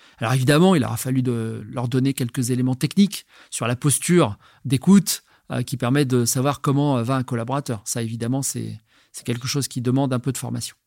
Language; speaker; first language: French; native; French